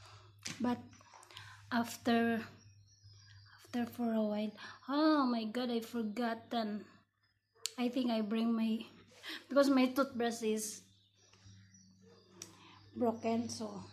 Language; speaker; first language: English; non-native, learner; Filipino